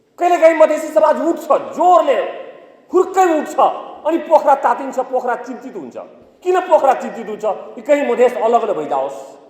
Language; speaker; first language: Nepali; non-native, local second language; Maithili